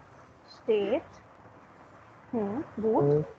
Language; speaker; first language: German; non-native, fluent; Hindi